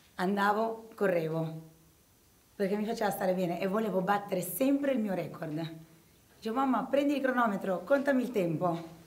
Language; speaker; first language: Italian; early bilingual, other home language; Arabic